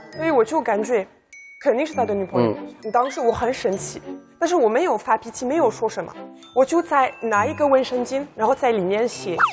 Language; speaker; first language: Chinese; non-native, fluent; French